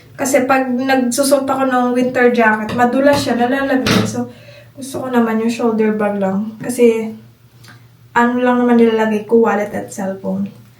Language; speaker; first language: Filipino; native; Filipino